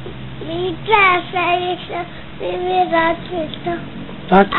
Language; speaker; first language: Spanish; native; Spanish